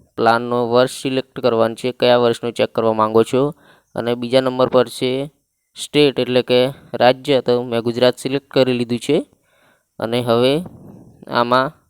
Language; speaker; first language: Gujarati; native; Gujarati